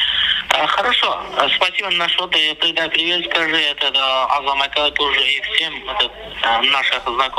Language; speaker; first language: Russian; non-native, local second language; Turkmen